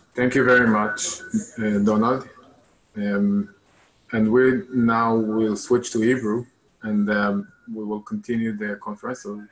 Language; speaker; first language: English; non-native, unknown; Hebrew